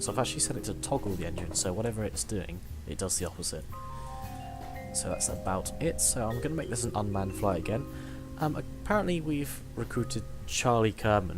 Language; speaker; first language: English; native; English